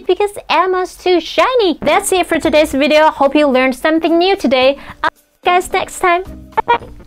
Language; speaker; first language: English; non-native, fluent; Chinese